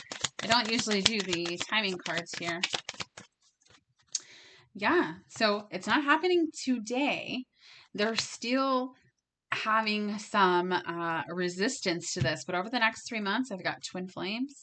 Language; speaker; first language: English; native; English